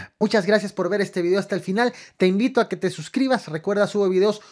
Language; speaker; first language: Spanish; native; Spanish